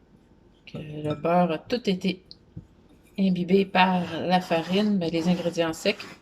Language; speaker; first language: French; native; French